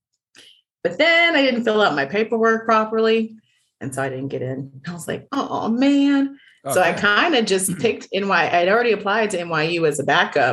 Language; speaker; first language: English; native; English